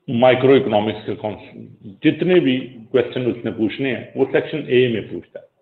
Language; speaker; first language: Urdu; native; Urdu